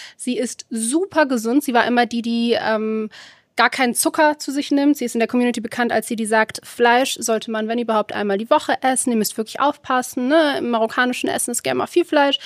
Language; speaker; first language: German; early bilingual, other home language; Arabic